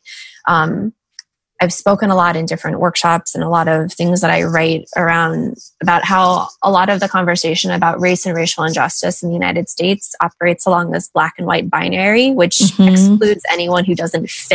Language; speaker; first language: English; native; English